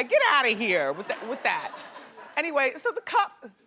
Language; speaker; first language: English; native; English